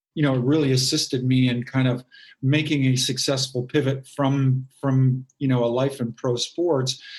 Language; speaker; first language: English; native; English